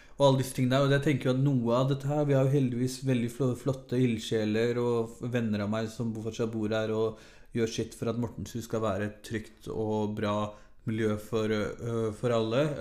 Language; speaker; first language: Norwegian; early bilingual, other home language; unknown